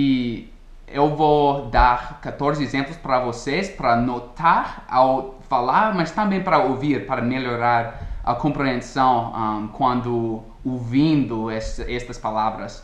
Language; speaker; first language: Portuguese; non-native, fluent; English